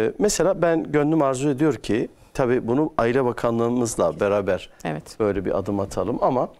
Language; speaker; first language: Turkish; native; Turkish